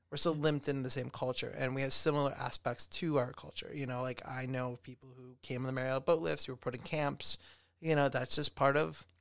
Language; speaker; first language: English; native; English